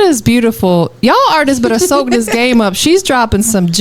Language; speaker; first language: English; native; English